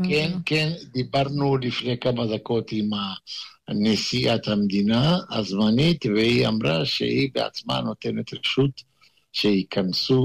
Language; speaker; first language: Hebrew; non-native, fluent; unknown